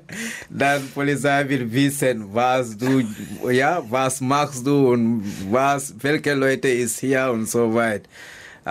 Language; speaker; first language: German; non-native, learner; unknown